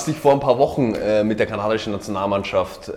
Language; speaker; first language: German; native; German